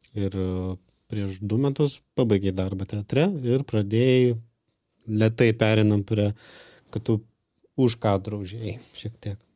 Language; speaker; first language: Lithuanian; non-native, local second language; Russian